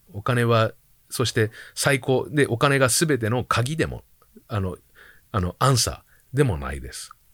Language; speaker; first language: Japanese; early bilingual, heritage; Japanese